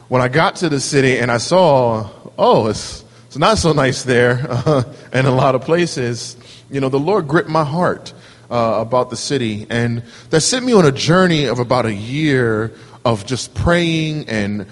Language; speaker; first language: English; native; English